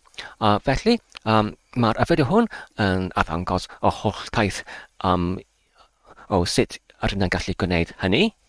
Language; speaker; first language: Welsh; non-native, learner; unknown